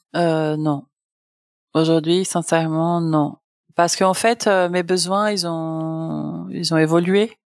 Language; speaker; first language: French; non-native, fluent; Portuguese